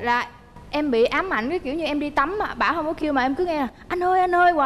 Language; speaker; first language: Vietnamese; native; Vietnamese